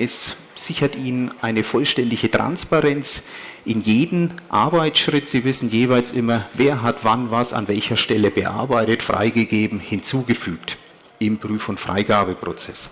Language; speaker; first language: German; native; German